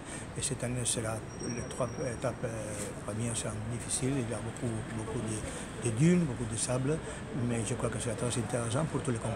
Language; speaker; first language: French; non-native, fluent; Spanish